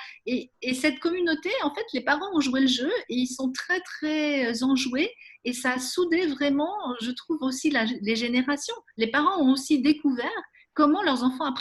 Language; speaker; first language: French; native; French